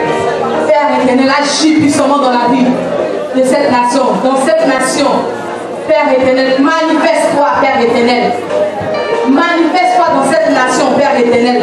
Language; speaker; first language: French; non-native, local second language; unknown